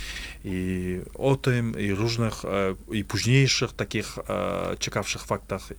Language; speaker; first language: Polish; non-native, fluent; Kazakh